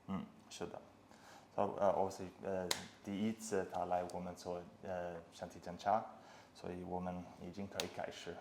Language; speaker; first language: Chinese; non-native, learner; English